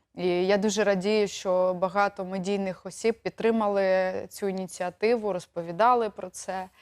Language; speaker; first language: Ukrainian; native; Ukrainian